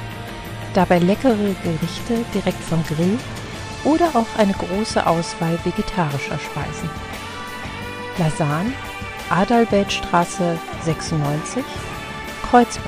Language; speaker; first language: German; native; German